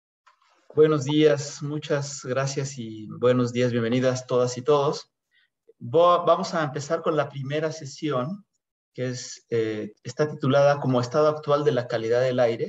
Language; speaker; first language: Spanish; native; Spanish